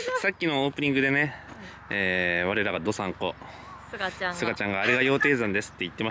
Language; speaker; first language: Japanese; native; Japanese